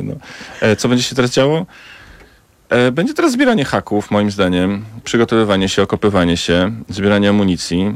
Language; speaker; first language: Polish; native; Polish